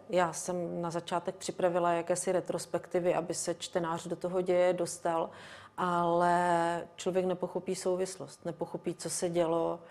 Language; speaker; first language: Czech; native; Czech